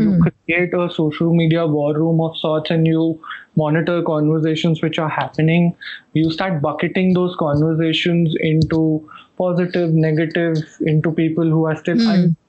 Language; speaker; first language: English; non-native, local second language; Hindi